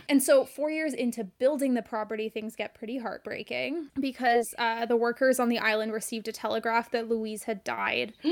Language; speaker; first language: English; native; English